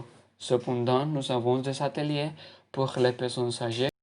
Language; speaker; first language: French; non-native, learner; Spanish